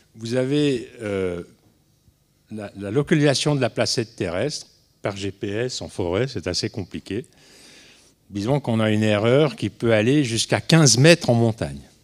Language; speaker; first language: French; native; French